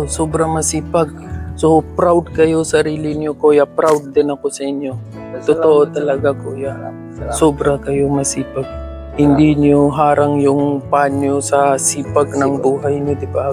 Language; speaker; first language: Filipino; non-native, learner; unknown